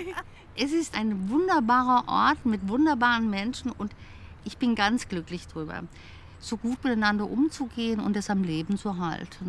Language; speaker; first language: German; native; German